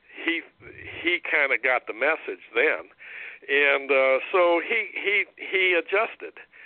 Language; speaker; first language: English; native; English